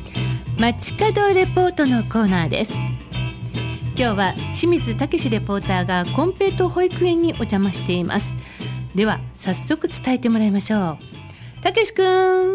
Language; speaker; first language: Japanese; native; Japanese